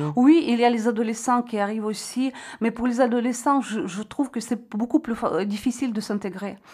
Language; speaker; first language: French; non-native, fluent; Ukrainian